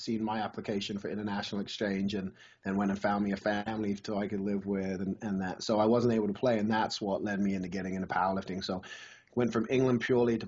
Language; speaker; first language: English; native; English